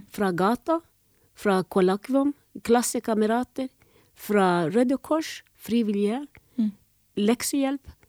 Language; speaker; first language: Norwegian; non-native, fluent; Somali